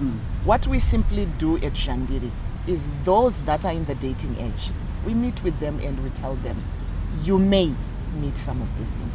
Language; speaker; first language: English; non-native, local second language; Shona